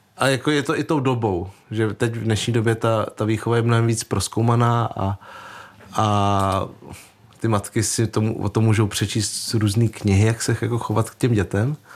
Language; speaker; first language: Czech; early bilingual, other home language; Vietnamese